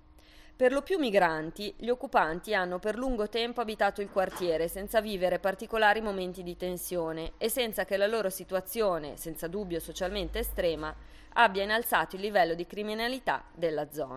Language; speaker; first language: Italian; native; Italian